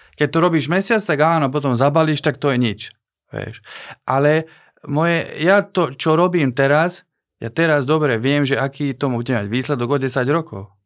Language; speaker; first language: Slovak; non-native, local second language; Hungarian